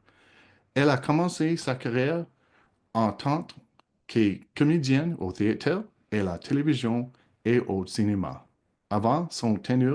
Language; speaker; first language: French; non-native, local second language; English